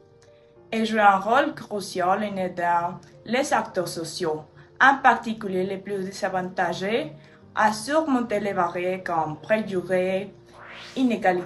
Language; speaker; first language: French; non-native, learner; Spanish